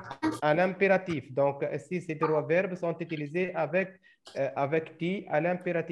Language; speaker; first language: French; non-native, local second language; Arabic